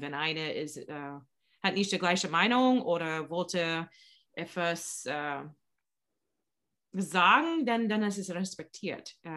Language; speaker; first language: German; non-native, learner; English